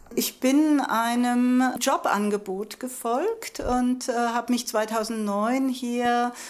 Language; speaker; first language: German; native; German